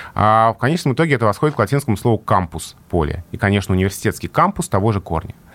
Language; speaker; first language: Russian; native; Russian